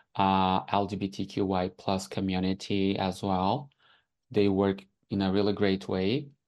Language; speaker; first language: English; non-native, fluent; Portuguese